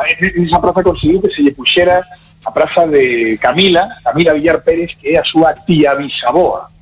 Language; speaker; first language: Galician; native; Galician